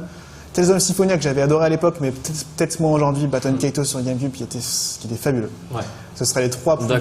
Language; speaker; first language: French; native; French